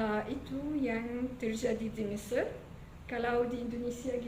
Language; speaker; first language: Indonesian; non-native, fluent; Arabic